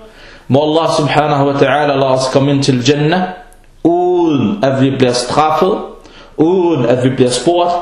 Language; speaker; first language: Danish; early bilingual, other home language; Arabic